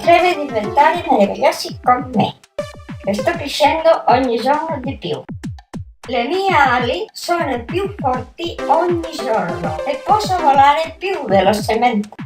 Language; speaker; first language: Italian; non-native, learner; Catalan